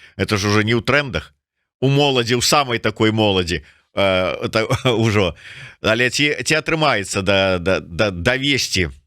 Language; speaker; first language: Belarusian; non-native, local second language; Russian